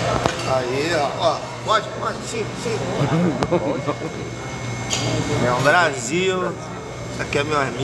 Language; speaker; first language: Portuguese; native; Portuguese